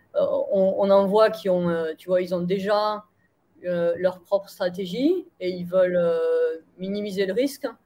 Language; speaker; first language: French; native; French